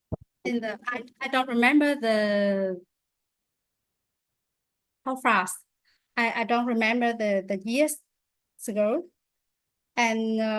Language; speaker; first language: English; non-native, learner; Vietnamese